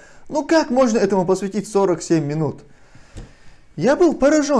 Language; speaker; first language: Russian; non-native, local second language; Chechen